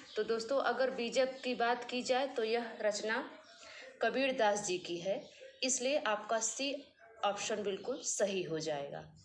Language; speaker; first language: Hindi; native; Hindi